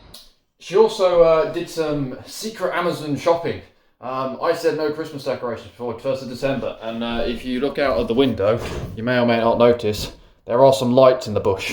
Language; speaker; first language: English; native; English